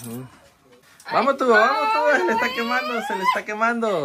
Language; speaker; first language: Spanish; native; Spanish